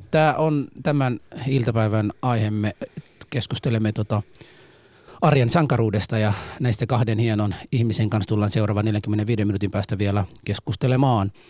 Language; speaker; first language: Finnish; early bilingual, other home language; Somali